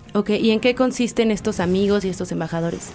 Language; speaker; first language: Spanish; native; Spanish